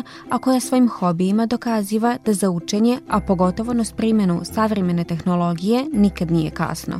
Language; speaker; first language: Serbian; native; Serbian